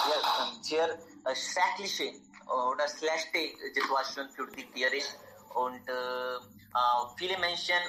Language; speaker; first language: German; non-native, learner; Hindi